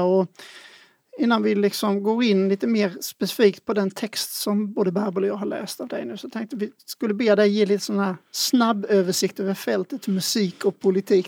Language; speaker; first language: Swedish; native; Swedish